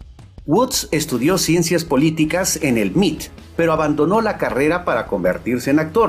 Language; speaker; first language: Spanish; native; Spanish